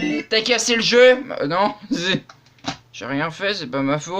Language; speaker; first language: French; native; French